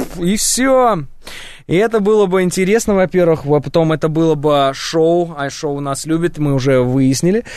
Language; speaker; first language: Russian; native; Russian